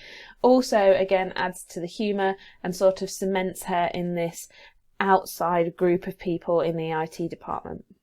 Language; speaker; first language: English; native; English